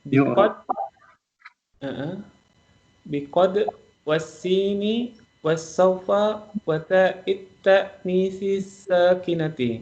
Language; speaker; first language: Arabic; non-native, learner; Indonesian